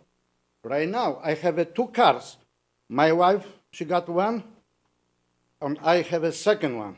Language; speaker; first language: English; non-native, learner; Polish